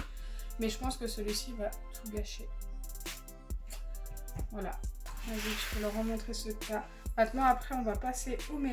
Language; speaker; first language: French; native; French